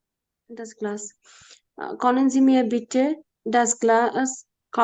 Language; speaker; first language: German; non-native, learner; Bangla